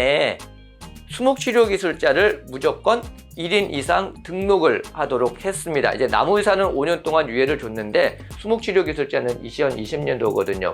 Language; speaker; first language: Korean; native; Korean